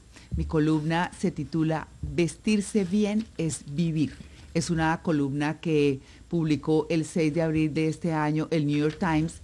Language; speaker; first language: Spanish; native; Spanish